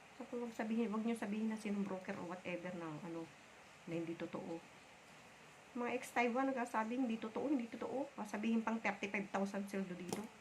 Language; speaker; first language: Filipino; non-native, local second language; Bikol